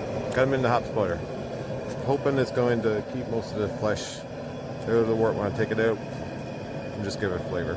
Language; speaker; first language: English; native; English